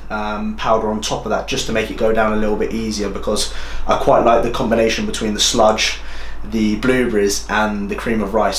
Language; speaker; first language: English; native; English